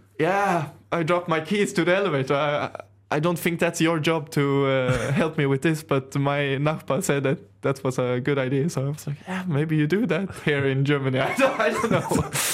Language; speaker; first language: English; non-native, fluent; Swedish